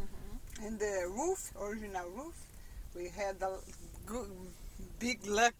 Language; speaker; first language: English; non-native, learner; Portuguese